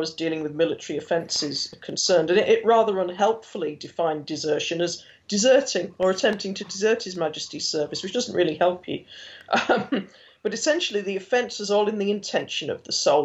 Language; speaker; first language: English; native; English